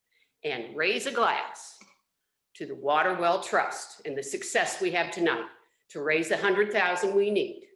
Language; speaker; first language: English; native; English